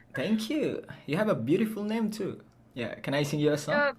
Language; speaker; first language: English; non-native, learner; Indonesian